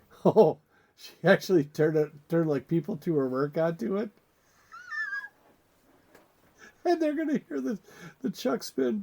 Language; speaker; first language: English; native; English